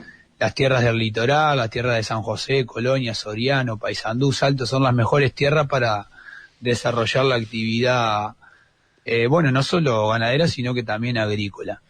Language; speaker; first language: Spanish; native; Spanish